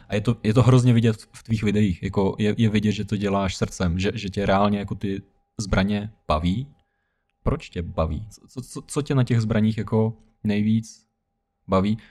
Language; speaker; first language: Czech; early bilingual, other home language; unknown